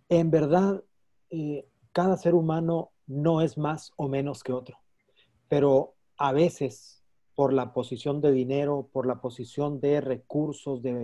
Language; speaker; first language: Spanish; native; Spanish